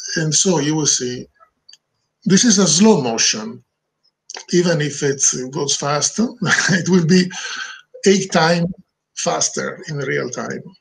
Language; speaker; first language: English; non-native, learner; Italian